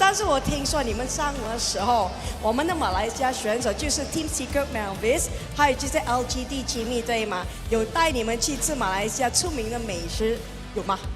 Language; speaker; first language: Chinese; early bilingual, heritage; Chinese